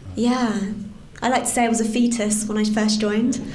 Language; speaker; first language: English; native; English